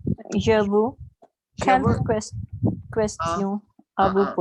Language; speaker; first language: French; non-native, learner; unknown